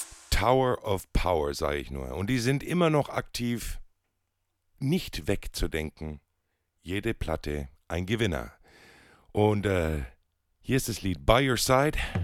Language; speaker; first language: German; native; German